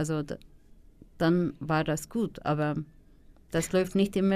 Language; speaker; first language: German; non-native, fluent; Turkish